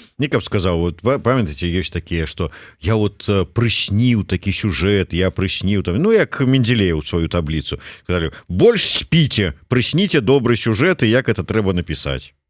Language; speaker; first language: Belarusian; native; Belarusian